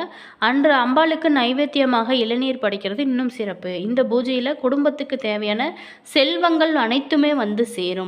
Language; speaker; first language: Tamil; native; Tamil